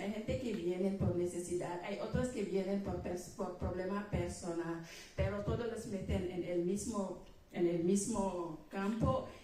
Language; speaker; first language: Spanish; non-native, fluent; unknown